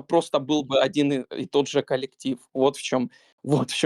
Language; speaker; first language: Russian; native; Russian